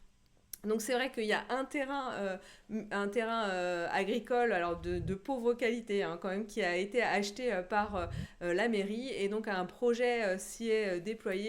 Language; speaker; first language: French; native; French